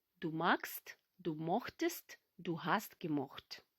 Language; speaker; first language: German; non-native, fluent; Ukrainian